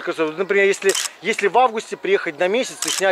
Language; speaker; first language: Russian; native; Russian